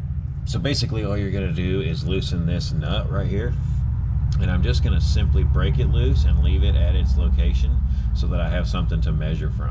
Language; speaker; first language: English; native; English